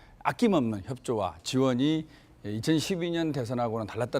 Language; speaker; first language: Korean; native; Korean